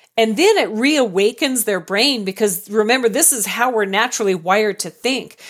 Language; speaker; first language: English; native; English